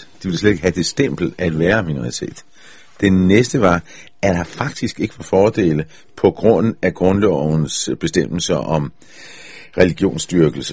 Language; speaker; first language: Danish; non-native, fluent; Hebrew